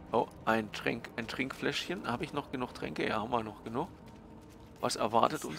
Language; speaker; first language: German; native; German